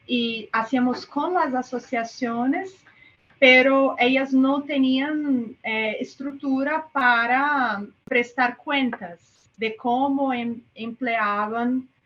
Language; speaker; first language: Spanish; non-native, fluent; Portuguese